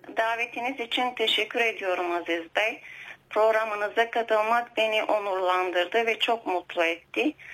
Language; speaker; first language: Turkish; native; Turkish